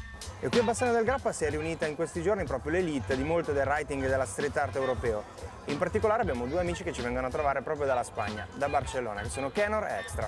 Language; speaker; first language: Italian; native; Italian